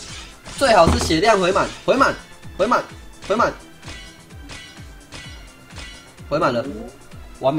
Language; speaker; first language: Chinese; native; Chinese